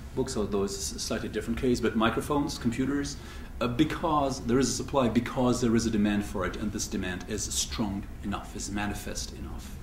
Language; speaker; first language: English; non-native, fluent; French